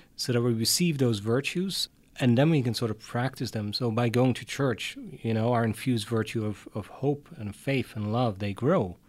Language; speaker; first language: English; non-native, fluent; Dutch